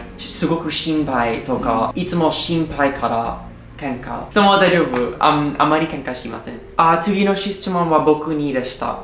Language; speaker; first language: Japanese; non-native, learner; English